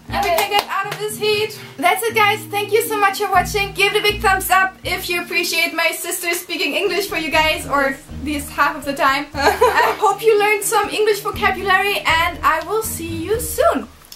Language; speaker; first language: English; non-native, fluent; German